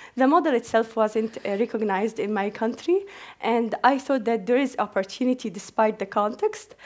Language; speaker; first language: English; non-native, fluent; Arabic